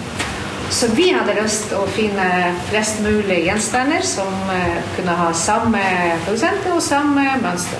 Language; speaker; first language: Norwegian; non-native, fluent; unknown